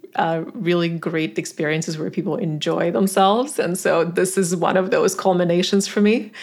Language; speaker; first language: English; non-native, fluent; Tajik